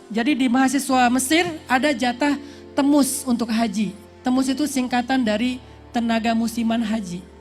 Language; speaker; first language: Indonesian; native; Indonesian